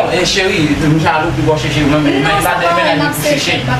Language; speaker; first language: French; non-native, learner; Haitian Creole